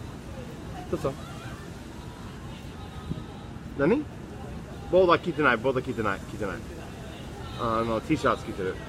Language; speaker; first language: Japanese; non-native, fluent; English